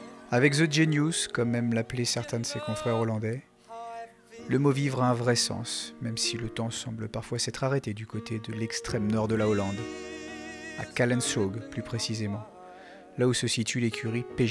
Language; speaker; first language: French; native; French